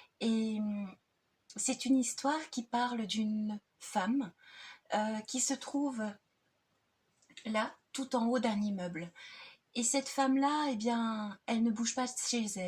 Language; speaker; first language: French; native; French